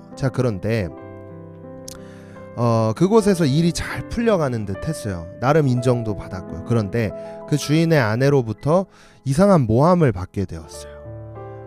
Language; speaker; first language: Korean; native; Korean